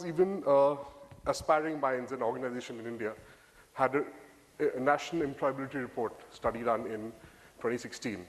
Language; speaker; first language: English; non-native, local second language; Bangla